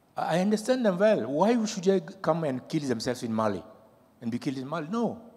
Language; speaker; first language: English; non-native, fluent; French